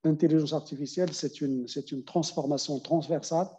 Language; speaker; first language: French; non-native, local second language; Arabic